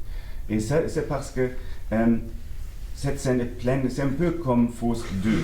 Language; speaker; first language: French; non-native, learner; German